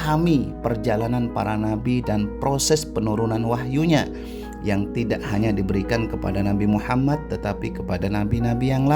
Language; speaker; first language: Indonesian; native; Indonesian